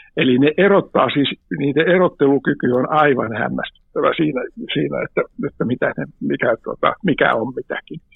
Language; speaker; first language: Finnish; native; Finnish